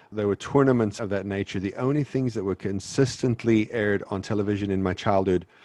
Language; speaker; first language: English; native; English